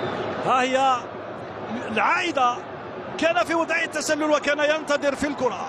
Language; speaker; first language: Arabic; native; Arabic